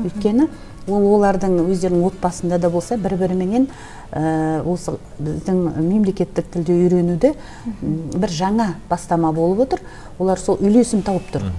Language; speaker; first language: Kazakh; native; Kazakh